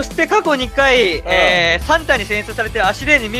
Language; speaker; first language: Japanese; native; Japanese